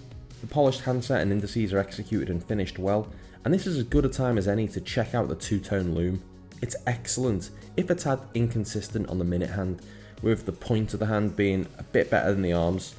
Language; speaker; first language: English; native; English